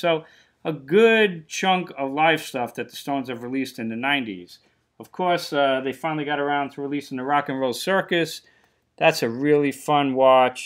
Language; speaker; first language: English; native; English